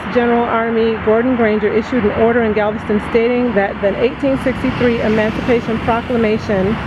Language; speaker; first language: English; native; English